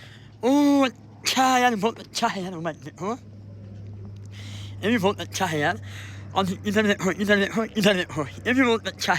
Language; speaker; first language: Hindi; non-native, fluent; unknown